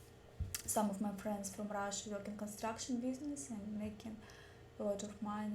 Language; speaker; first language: English; non-native, learner; Russian